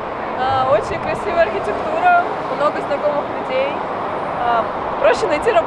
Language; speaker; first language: Russian; native; Russian